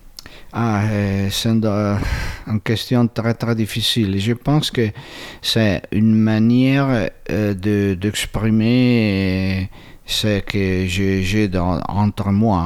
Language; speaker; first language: French; non-native, fluent; Italian